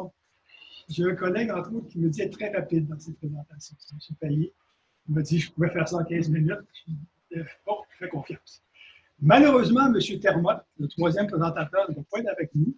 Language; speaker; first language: French; native; French